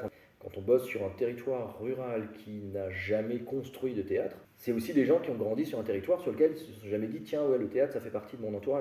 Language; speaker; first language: French; native; French